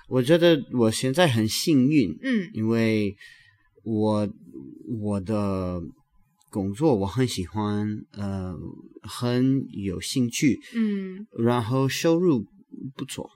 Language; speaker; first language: Chinese; non-native, learner; English